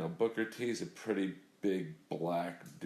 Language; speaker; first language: English; native; English